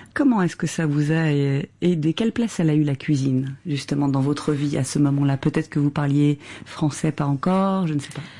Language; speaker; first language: French; native; French